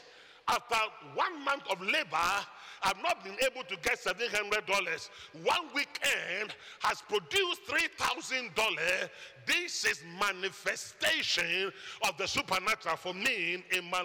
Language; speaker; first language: English; non-native, local second language; Akan